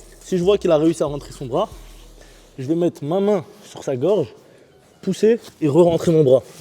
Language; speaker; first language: French; early bilingual, other home language; Chechen